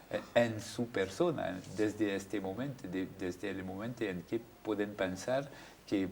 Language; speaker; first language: Spanish; non-native, fluent; French